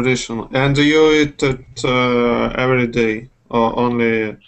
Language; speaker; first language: English; non-native, fluent; Russian